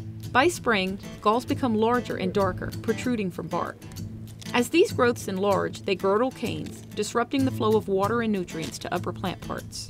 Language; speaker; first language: English; native; English